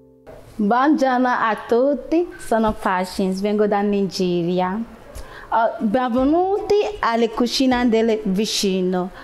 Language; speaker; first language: Italian; non-native, learner; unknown